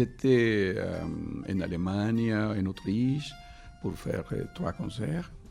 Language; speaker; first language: French; non-native, fluent; Spanish